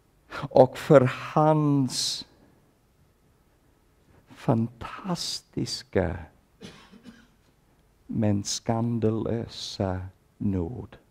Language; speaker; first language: Swedish; non-native, fluent; English